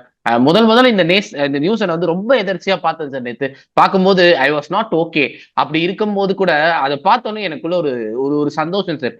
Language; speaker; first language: Tamil; native; Tamil